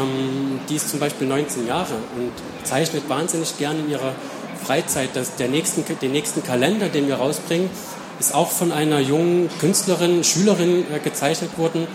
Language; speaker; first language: German; native; German